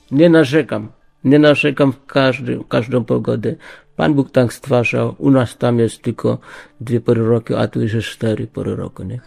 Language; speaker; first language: Polish; non-native, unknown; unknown